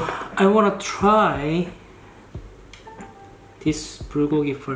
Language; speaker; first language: English; non-native, fluent; Korean